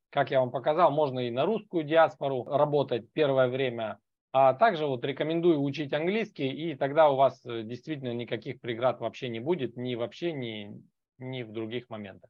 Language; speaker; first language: Russian; native; Russian